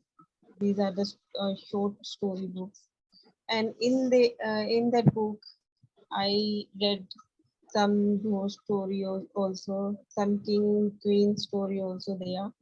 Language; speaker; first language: English; non-native, learner; Hindi